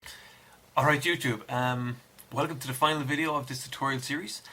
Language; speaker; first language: English; native; English